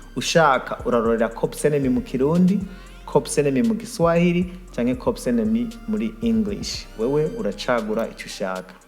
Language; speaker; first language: Rundi; early bilingual, heritage; Rundi